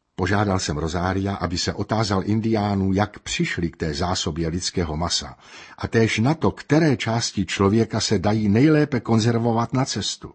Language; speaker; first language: Czech; native; Czech